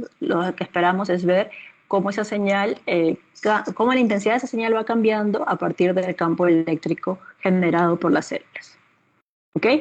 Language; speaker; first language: Spanish; native; Spanish